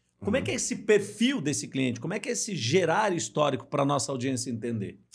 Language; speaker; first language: Portuguese; native; Portuguese